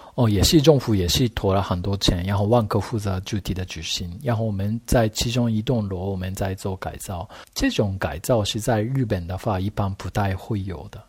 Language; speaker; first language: Chinese; non-native, fluent; Japanese